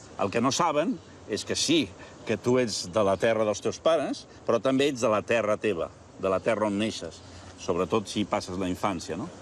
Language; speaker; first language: Catalan; early bilingual, heritage; Catalan